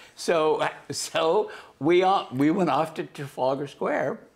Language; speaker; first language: English; native; English